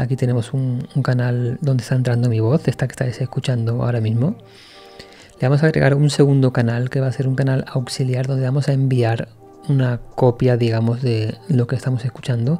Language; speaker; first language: Spanish; native; Spanish